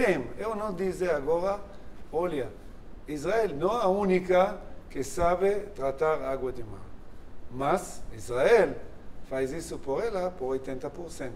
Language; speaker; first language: Portuguese; non-native, learner; Hebrew